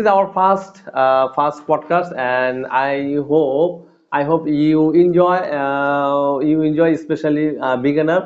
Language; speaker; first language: English; non-native, learner; Bangla